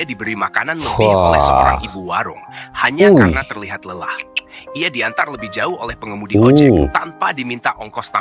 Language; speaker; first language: Indonesian; native; Indonesian